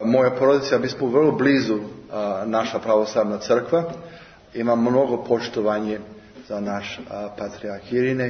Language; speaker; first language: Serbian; non-native, learner; English